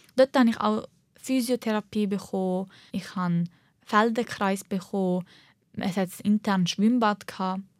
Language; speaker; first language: German; early bilingual, heritage; Arabic